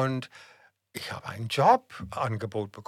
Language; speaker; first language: German; non-native, fluent; English